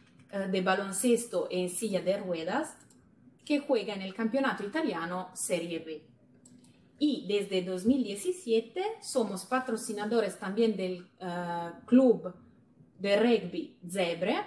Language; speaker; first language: Spanish; non-native, fluent; Italian